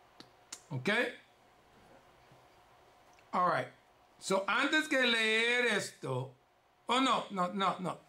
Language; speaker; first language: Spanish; early bilingual, heritage; English